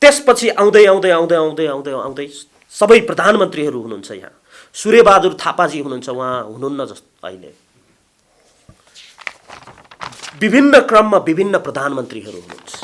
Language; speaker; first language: Nepali; native; Nepali